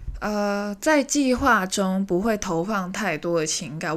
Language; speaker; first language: Chinese; native; Chinese